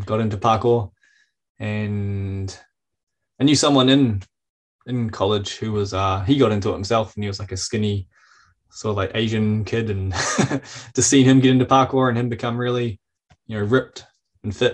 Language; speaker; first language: English; native; English